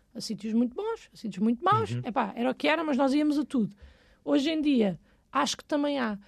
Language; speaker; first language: Portuguese; native; Portuguese